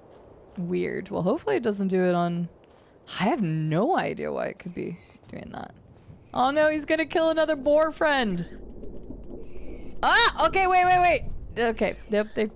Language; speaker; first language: English; native; English